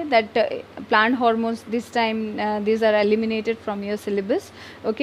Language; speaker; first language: English; non-native, local second language; Hindi